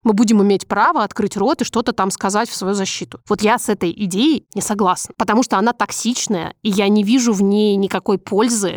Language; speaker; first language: Russian; native; Russian